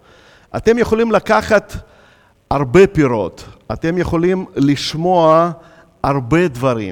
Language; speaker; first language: Hebrew; non-native, fluent; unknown